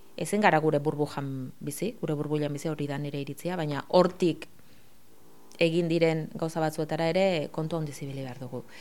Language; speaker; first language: Basque; native; Basque